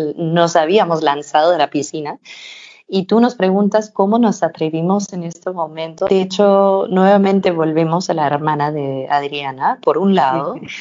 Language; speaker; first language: Spanish; non-native, fluent; Danish